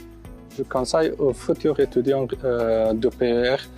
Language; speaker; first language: French; non-native, fluent; Pashto